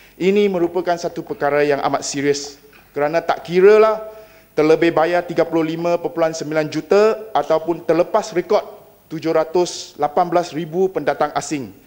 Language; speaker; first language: Malay; non-native, local second language; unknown